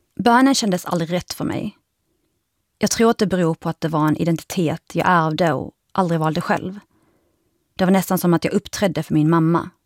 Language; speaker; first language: Swedish; early bilingual, other home language; Arabic